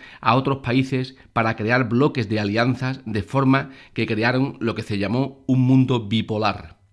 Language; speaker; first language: Spanish; native; Spanish